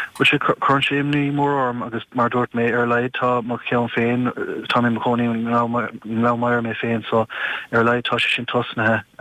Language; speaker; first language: Irish; non-native, local second language; English